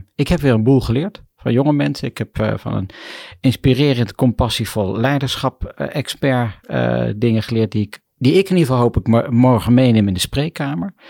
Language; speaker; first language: Dutch; native; Dutch